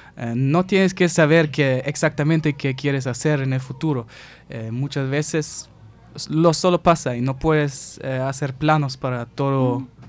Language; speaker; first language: Spanish; non-native, learner; German